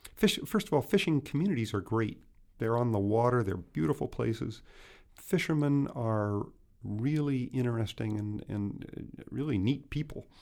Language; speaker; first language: English; native; English